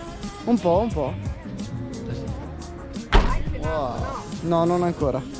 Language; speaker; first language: Italian; early bilingual, heritage; French